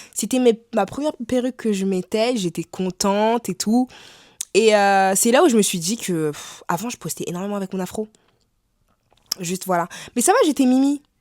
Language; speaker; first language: French; native; French